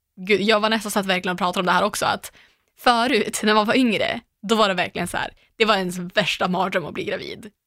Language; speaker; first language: Swedish; native; Swedish